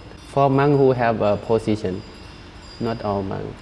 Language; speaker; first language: English; non-native, learner; Thai